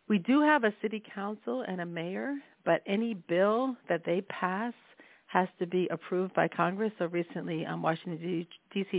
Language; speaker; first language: English; native; English